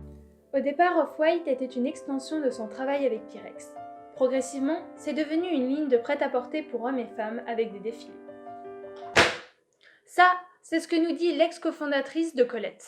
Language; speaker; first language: French; native; French